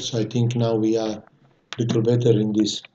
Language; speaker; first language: English; non-native, fluent; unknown